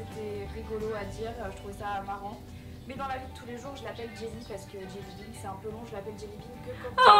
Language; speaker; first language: French; native; French